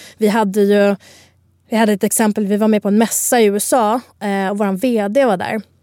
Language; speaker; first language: Swedish; early bilingual, other home language; Spanish